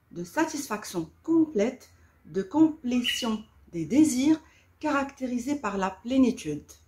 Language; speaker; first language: French; non-native, local second language; Arabic